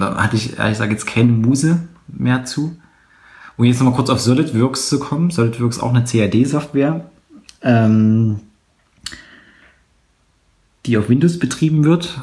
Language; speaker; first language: German; native; German